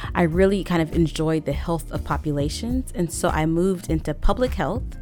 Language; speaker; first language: English; native; English